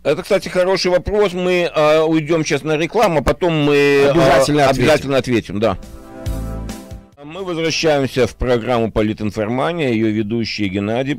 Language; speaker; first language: Russian; native; Russian